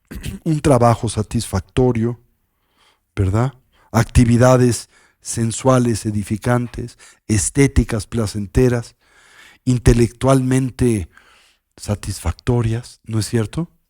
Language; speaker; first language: Spanish; native; Spanish